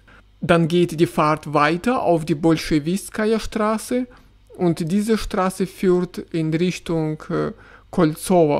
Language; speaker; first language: German; non-native, fluent; Russian